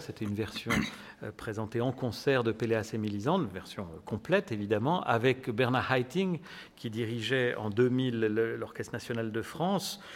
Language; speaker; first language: French; native; French